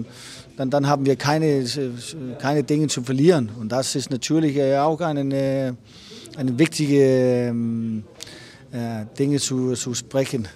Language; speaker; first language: German; non-native, fluent; Danish